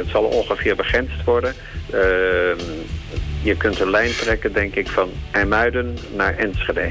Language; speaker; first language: Dutch; native; Dutch